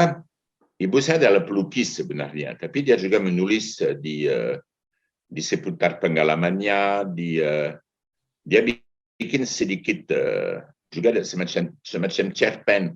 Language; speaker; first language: Indonesian; non-native, fluent; French